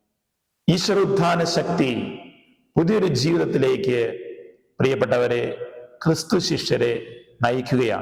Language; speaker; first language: Malayalam; native; Malayalam